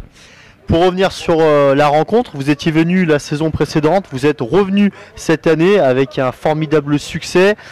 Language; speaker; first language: French; native; French